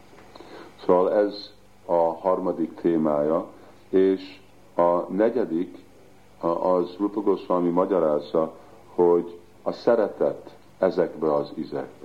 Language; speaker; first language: Hungarian; early bilingual, heritage; Hungarian